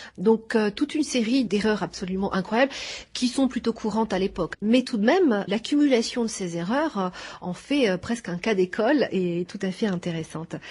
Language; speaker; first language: French; native; French